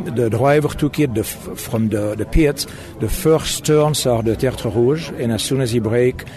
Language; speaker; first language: English; non-native, fluent; German